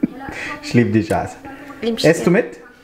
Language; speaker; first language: German; non-native, learner; Arabic